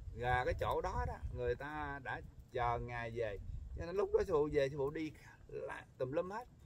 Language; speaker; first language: Vietnamese; early bilingual, heritage; Vietnamese